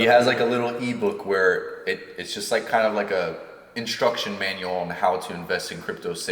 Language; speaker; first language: English; native; English